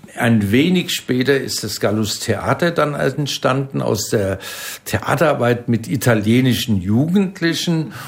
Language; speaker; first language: German; native; German